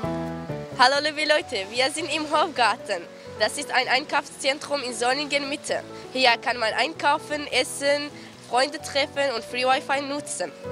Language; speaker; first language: German; non-native, learner; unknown